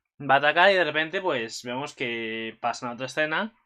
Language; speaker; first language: Spanish; native; Spanish